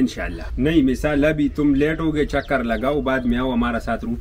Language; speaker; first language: Hindi; non-native, local second language; Pashto